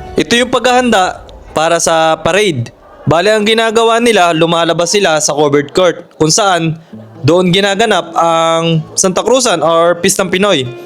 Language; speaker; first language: Filipino; native; Filipino